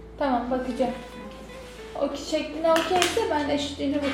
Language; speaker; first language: Turkish; native; Turkish